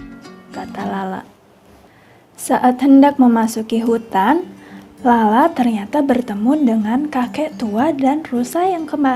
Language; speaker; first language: Indonesian; native; Indonesian